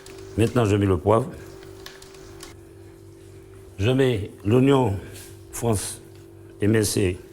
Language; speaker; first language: French; non-native, local second language; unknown